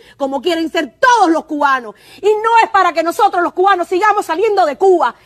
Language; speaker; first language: Spanish; native; Spanish